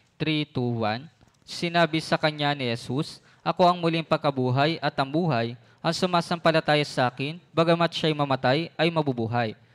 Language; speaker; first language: Filipino; native; Filipino